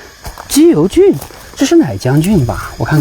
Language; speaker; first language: Chinese; native; Chinese